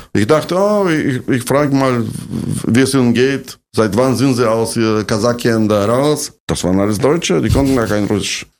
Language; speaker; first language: German; non-native, fluent; Russian